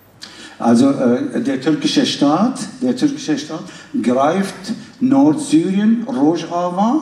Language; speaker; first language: German; non-native, fluent; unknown